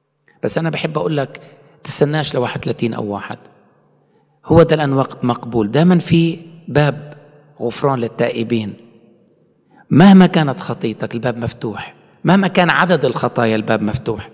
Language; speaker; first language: Arabic; native; Arabic